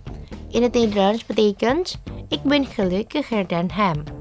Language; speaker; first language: Dutch; non-native, learner; Indonesian